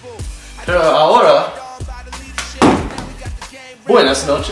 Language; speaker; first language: Spanish; non-native, learner; English